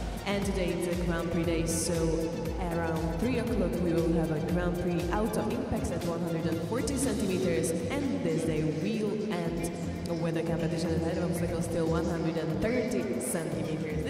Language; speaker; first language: English; non-native, fluent; Slovak